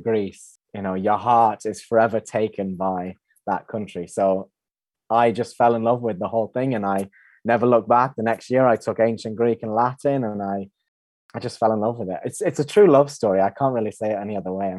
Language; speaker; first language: English; native; English